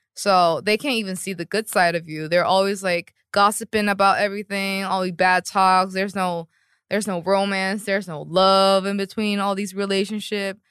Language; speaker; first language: English; non-native, fluent; Korean